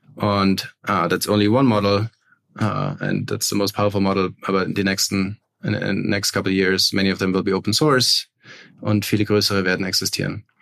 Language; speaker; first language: German; native; German